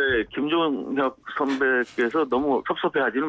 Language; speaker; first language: Korean; native; Korean